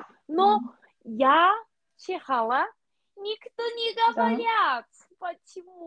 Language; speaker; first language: Russian; non-native, learner; Korean